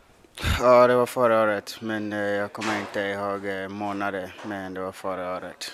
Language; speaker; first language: Swedish; non-native, learner; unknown